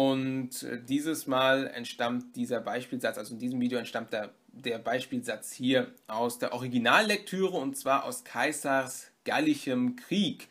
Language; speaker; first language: German; native; German